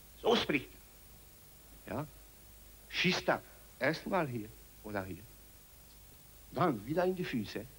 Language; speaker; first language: German; non-native, learner; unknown